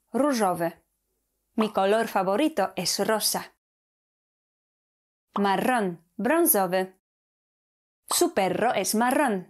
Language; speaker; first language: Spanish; non-native, fluent; Polish